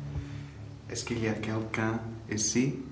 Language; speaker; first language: French; non-native, learner; English